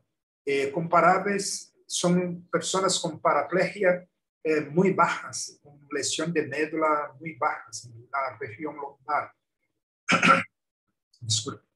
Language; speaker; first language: Spanish; non-native, learner; Portuguese